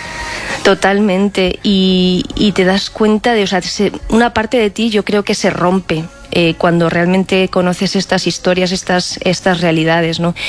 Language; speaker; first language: Spanish; native; Spanish